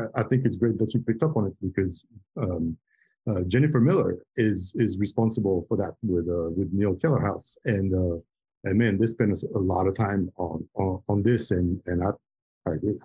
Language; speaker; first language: English; non-native, fluent; French